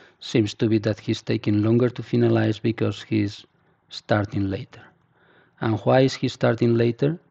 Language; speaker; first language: English; non-native, fluent; Spanish